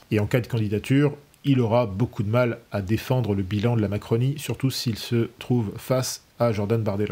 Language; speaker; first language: French; native; French